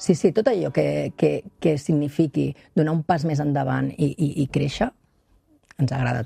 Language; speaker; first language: Catalan; native; Catalan